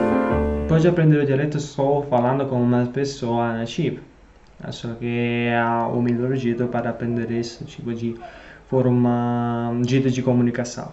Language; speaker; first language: Portuguese; non-native, fluent; Italian